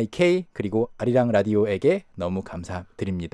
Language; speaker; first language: Korean; native; Korean